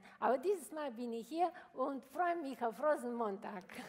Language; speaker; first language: German; non-native, fluent; Bulgarian